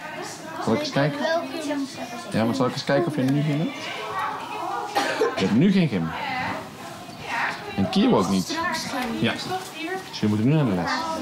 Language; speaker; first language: Dutch; non-native, fluent; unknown